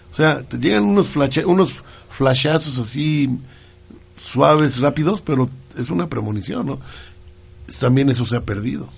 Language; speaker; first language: Spanish; native; Spanish